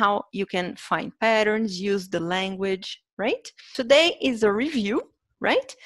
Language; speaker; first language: English; non-native, fluent; Portuguese